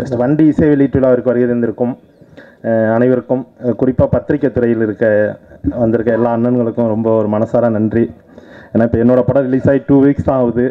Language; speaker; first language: Tamil; native; Tamil